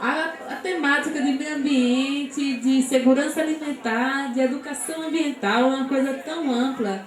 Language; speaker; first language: Portuguese; native; Portuguese